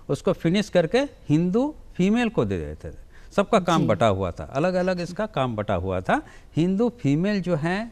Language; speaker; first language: Hindi; native; Hindi